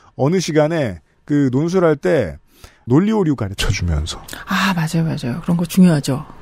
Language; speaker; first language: Korean; native; Korean